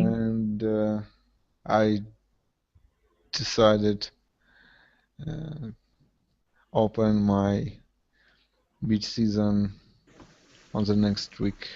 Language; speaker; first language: English; non-native, learner; Russian